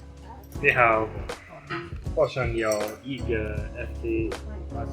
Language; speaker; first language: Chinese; non-native, learner; English